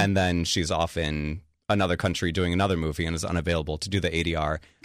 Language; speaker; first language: English; native; English